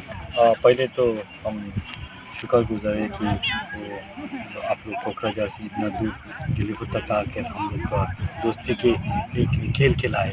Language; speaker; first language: Hindi; non-native, fluent; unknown